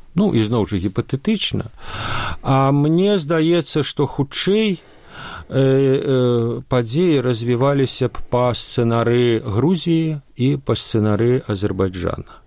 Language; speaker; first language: Belarusian; non-native, local second language; Russian